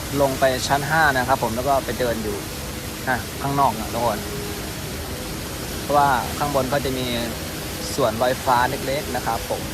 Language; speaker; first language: Thai; native; Thai